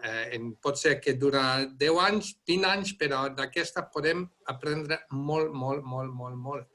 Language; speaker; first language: Catalan; non-native, fluent; Dutch